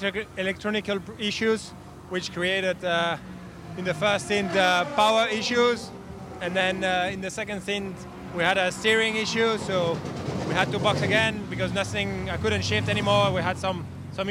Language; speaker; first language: English; native; English